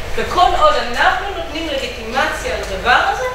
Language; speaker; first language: Hebrew; non-native, fluent; English